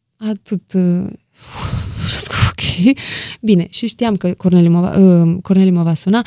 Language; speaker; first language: Romanian; native; Romanian